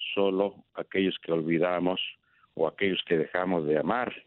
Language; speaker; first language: Spanish; native; Spanish